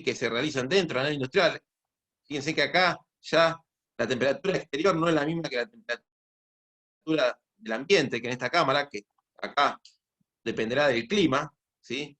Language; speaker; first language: Spanish; native; Spanish